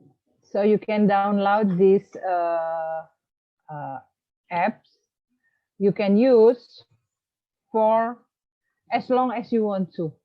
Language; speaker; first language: English; non-native, fluent; Indonesian